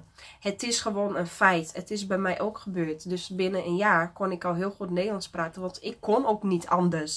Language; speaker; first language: Dutch; non-native, fluent; Portuguese